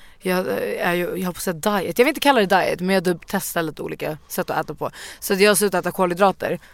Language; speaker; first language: Swedish; native; Swedish